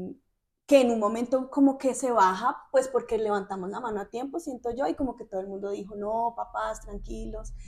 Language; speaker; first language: Spanish; native; Spanish